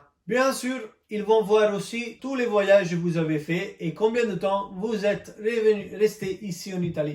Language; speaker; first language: French; non-native, fluent; Italian